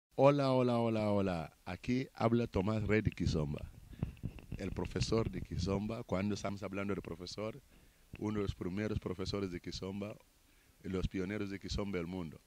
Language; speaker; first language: Spanish; non-native, fluent; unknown